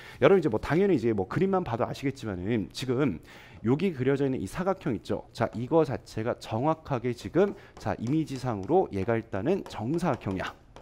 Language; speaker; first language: Korean; native; Korean